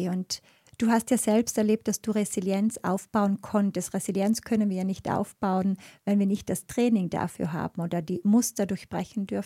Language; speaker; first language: German; native; German